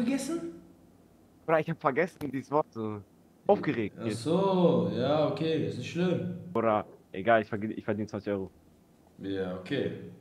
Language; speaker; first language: German; native; German